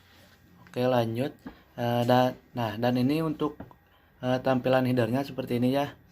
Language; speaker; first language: Indonesian; native; Indonesian